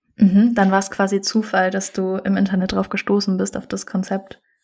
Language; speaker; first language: German; native; German